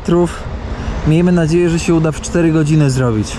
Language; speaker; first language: Polish; native; Polish